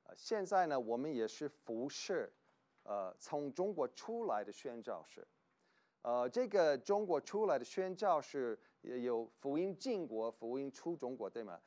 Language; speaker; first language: Chinese; non-native, fluent; English